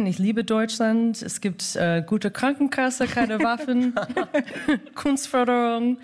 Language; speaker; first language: German; non-native, fluent; English